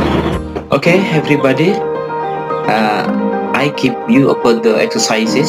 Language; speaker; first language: English; non-native, learner; Indonesian